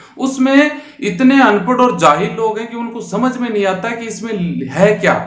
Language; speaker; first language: Hindi; native; Hindi